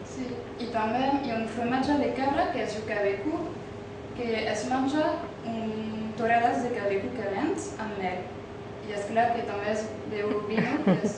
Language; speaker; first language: Catalan; non-native, learner; French